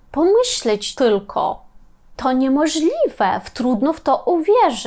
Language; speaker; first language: Polish; non-native, fluent; Ukrainian